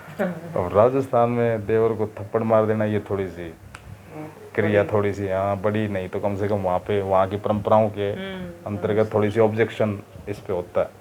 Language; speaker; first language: Hindi; native; Hindi